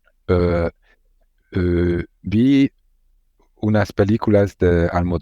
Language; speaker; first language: Spanish; non-native, learner; Hungarian